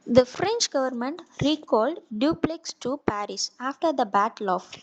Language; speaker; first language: English; non-native, local second language; Tamil